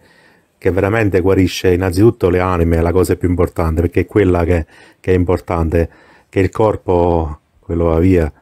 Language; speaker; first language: Italian; native; Italian